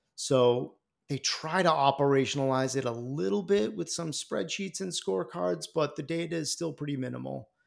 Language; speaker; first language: English; native; English